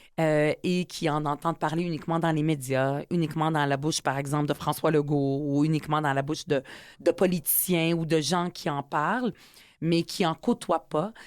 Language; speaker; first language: French; early bilingual, other home language; Arabic